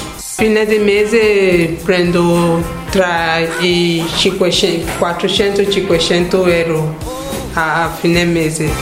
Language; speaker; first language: Italian; non-native, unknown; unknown